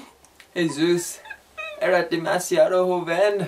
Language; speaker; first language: Spanish; non-native, learner; English